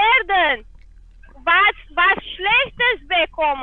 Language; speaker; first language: German; non-native, fluent; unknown